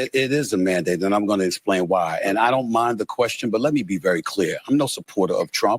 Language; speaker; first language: English; native; English